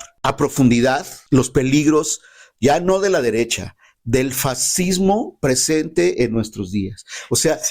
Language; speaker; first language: Spanish; native; Spanish